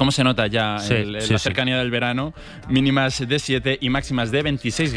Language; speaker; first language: Spanish; native; Spanish